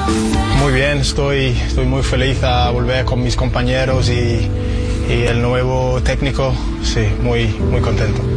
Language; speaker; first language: Spanish; non-native, learner; English